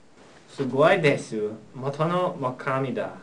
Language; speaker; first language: Japanese; non-native, learner; English